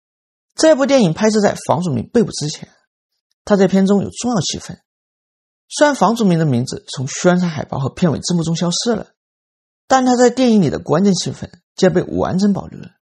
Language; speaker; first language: Chinese; native; Chinese